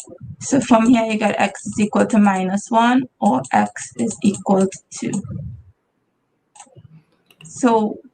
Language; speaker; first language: English; native; English